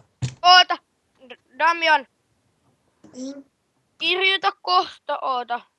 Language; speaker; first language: Finnish; native; Finnish